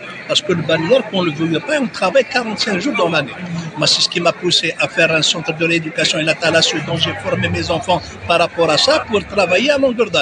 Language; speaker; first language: French; non-native, local second language; Arabic